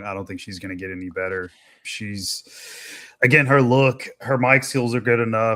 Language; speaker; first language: English; native; English